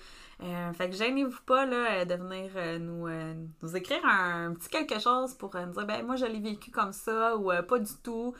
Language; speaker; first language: French; native; French